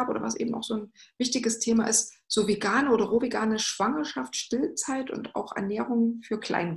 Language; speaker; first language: German; native; German